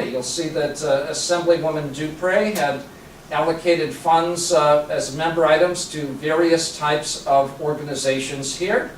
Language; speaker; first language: English; native; English